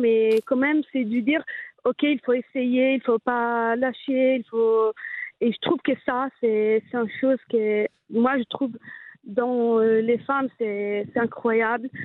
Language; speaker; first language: French; non-native, fluent; Italian